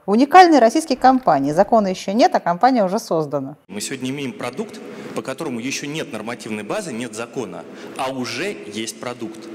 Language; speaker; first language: Russian; native; Russian